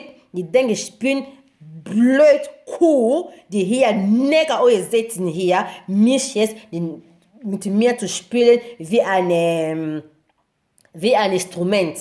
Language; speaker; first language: German; non-native, learner; Lingala